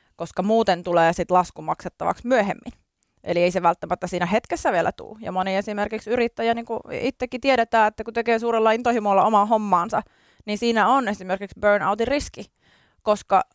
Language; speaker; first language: Finnish; native; Finnish